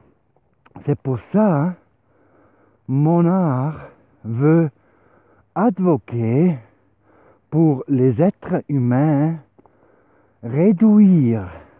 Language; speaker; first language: French; non-native, learner; Swiss German